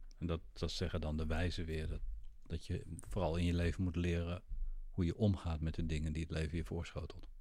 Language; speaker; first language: Dutch; native; Dutch